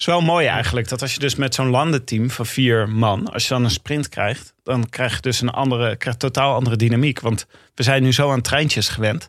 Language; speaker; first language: Dutch; native; Dutch